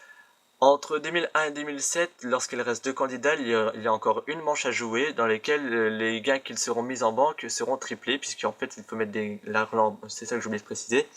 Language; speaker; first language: French; native; French